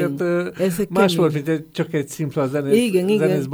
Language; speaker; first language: Hungarian; native; Hungarian